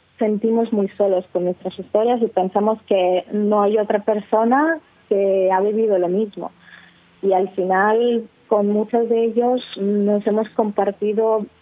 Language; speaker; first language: Spanish; non-native, fluent; Russian